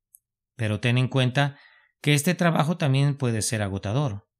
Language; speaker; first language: Spanish; native; Spanish